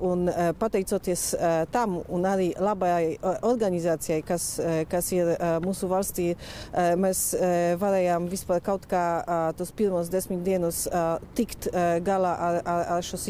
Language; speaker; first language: Latvian; non-native, fluent; Polish